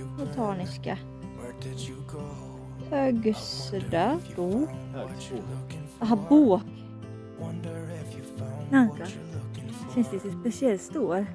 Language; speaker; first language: Swedish; non-native, learner; Japanese